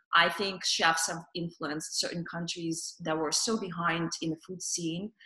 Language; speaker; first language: English; non-native, fluent; Russian